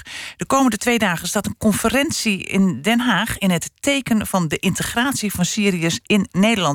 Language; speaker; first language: Dutch; native; Dutch